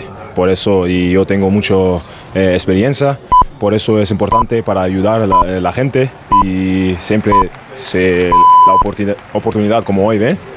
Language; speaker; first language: Spanish; non-native, learner; German